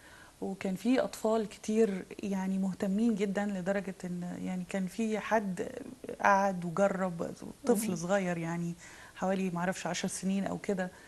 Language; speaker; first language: Arabic; native; Arabic